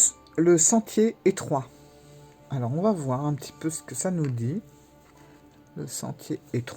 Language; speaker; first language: French; native; French